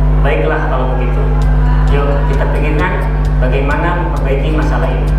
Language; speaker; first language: Indonesian; native; Indonesian